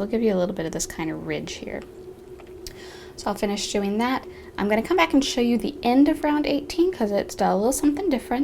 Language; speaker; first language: English; native; English